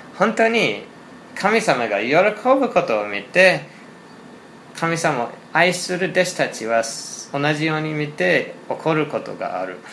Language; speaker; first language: Japanese; non-native, fluent; English